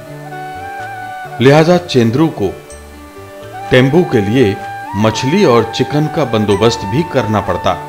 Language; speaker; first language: Hindi; native; Hindi